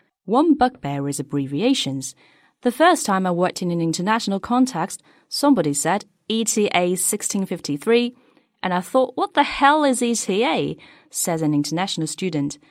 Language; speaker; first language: English; non-native, fluent; Chinese